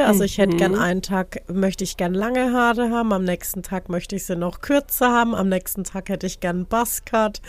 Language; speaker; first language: German; native; German